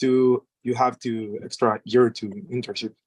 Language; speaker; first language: English; non-native, learner; Spanish